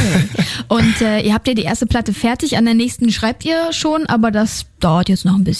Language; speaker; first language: German; native; German